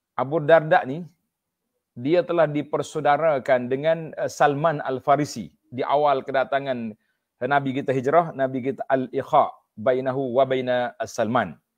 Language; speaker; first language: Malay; native; Malay